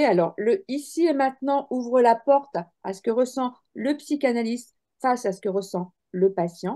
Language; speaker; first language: French; native; French